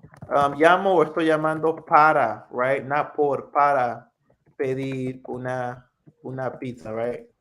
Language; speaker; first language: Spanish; non-native, fluent; English